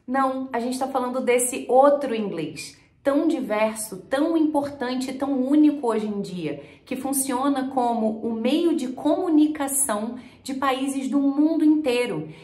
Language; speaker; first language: Portuguese; native; Portuguese